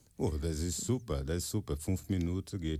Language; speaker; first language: German; non-native, fluent; Portuguese